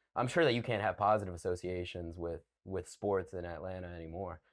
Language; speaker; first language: English; native; English